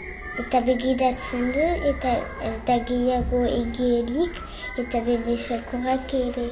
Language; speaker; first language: Basque; non-native, local second language; French